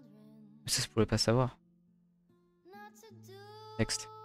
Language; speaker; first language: French; native; French